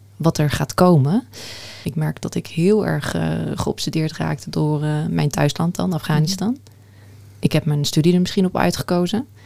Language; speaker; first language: Dutch; early bilingual, other home language; Persian